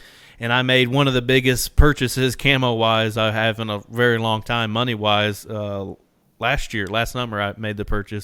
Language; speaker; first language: English; native; English